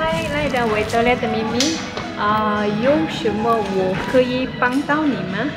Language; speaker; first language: Chinese; non-native, learner; Malay